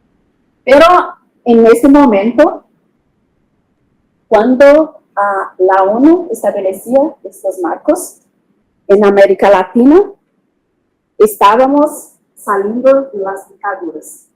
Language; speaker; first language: Spanish; non-native, fluent; Portuguese